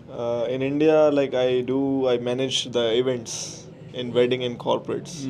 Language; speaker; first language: English; non-native, local second language; Hindi